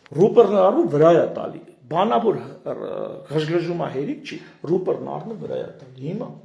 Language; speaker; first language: Armenian; native; Armenian